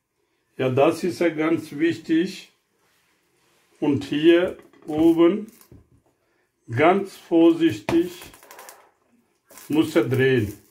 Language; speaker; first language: German; non-native, learner; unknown